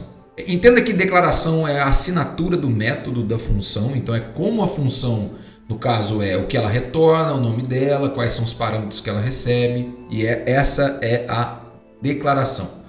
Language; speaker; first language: Portuguese; native; Portuguese